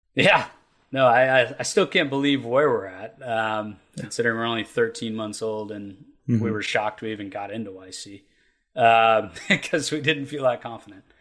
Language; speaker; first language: English; native; English